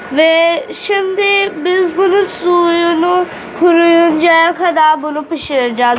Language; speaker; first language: Turkish; non-native, learner; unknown